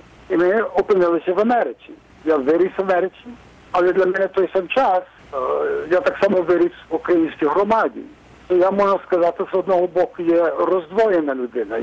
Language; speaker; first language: Ukrainian; early bilingual, heritage; Ukrainian